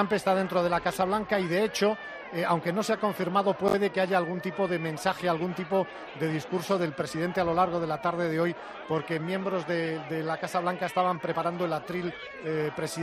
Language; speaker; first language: Spanish; native; Spanish